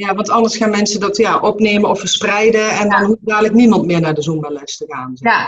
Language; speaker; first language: Dutch; native; Dutch